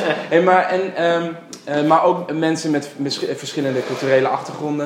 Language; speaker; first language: Dutch; native; Dutch